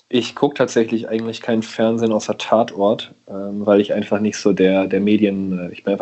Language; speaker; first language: German; native; German